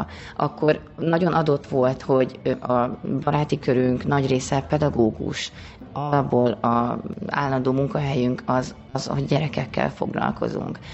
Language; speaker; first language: Hungarian; native; Hungarian